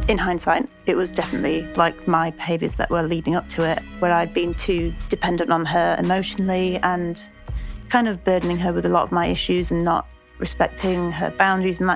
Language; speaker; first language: English; native; English